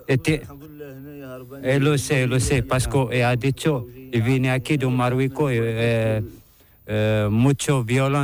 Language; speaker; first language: Spanish; non-native, learner; Arabic